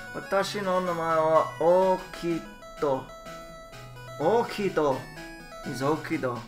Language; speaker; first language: Japanese; non-native, learner; English